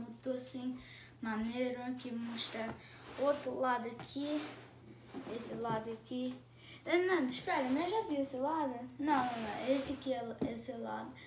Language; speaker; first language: Portuguese; early bilingual, heritage; Portuguese